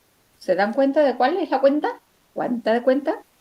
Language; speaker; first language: Spanish; native; Spanish